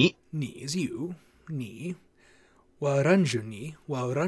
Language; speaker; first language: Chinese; non-native, learner; English